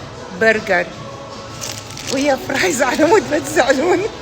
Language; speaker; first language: Arabic; native; Arabic